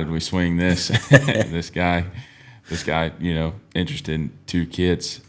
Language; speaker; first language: English; native; English